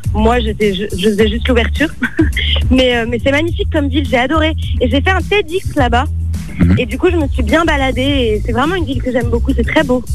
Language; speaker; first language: French; native; French